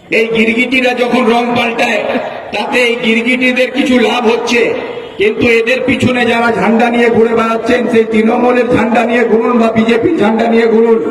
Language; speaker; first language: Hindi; non-native, local second language; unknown